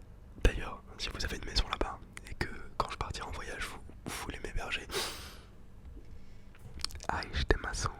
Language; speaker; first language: French; native; French